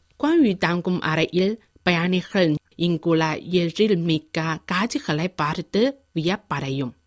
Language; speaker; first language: Tamil; non-native, fluent; Chinese